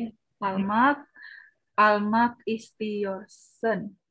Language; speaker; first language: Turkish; non-native, learner; Indonesian